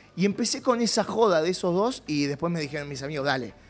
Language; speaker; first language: Spanish; native; Spanish